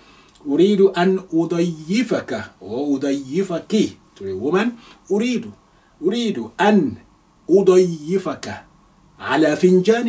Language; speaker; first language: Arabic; non-native, fluent; Yoruba